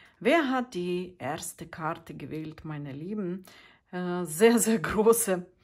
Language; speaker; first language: German; non-native, fluent; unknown